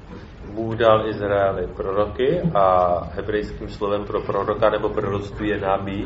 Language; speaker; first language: Czech; native; Czech